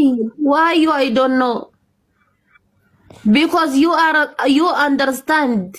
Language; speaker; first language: English; non-native, learner; Amharic